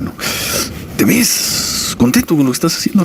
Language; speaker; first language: Spanish; native; Spanish